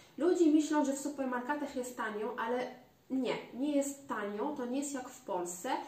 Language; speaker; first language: Polish; non-native, learner; Arabic